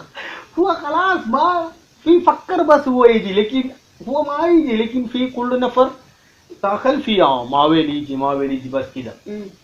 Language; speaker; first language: Arabic; non-native, learner; Malayalam